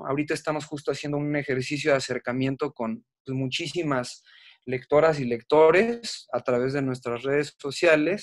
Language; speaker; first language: Spanish; native; Spanish